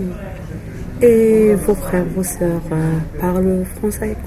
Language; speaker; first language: French; non-native, local second language; Arabic